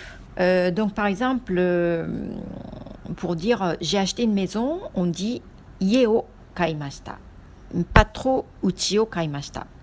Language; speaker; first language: French; non-native, fluent; Japanese